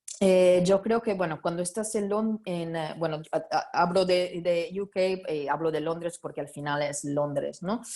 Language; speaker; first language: Spanish; non-native, fluent; Italian